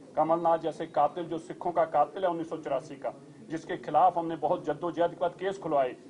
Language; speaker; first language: Hindi; non-native, local second language; Punjabi